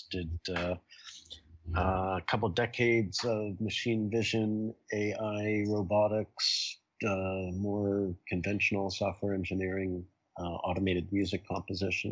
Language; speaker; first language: English; native; English